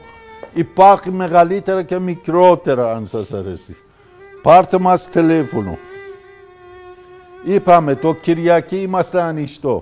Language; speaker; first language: Greek; non-native, learner; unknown